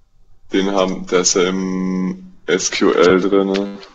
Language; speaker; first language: German; native; German